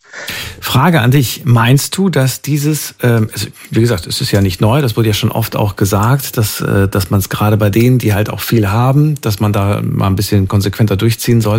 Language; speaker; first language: German; native; German